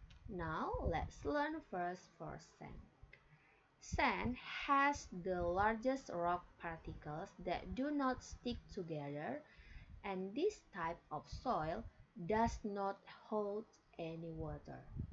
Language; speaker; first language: English; non-native, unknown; Indonesian